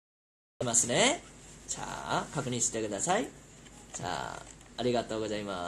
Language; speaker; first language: Japanese; non-native, learner; Korean